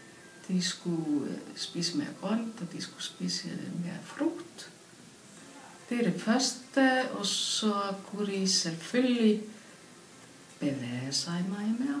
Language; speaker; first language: Danish; non-native, fluent; Icelandic